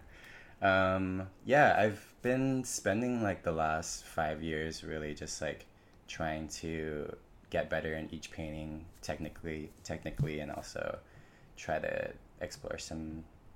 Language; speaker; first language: English; native; English